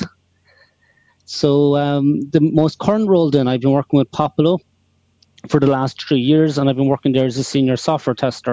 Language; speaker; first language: English; native; English